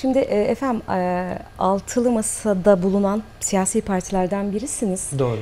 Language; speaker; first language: Turkish; native; Turkish